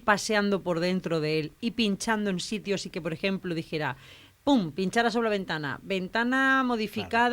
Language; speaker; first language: Spanish; native; Spanish